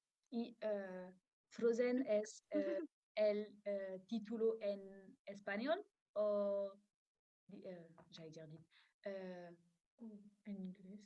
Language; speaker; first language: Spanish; non-native, learner; French